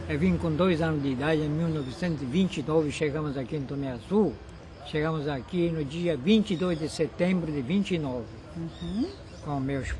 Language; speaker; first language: Portuguese; early bilingual, other home language; Japanese